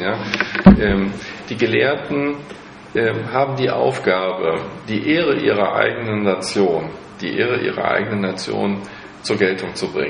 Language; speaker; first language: German; non-native, fluent; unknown